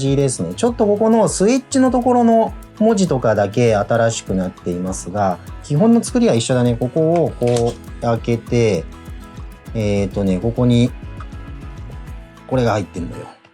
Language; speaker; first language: Japanese; native; Japanese